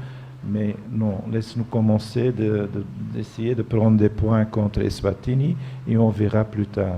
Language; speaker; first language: French; non-native, fluent; Dutch